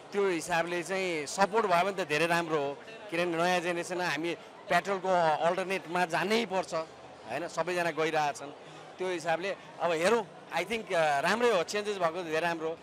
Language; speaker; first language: Nepali; native; Nepali